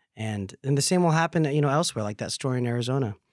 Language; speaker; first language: English; native; English